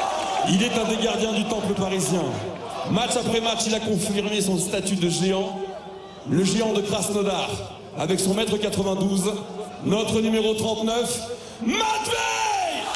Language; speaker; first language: French; native; French